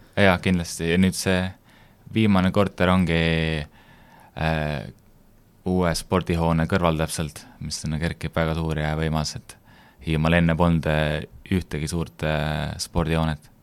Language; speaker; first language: Estonian; native; Estonian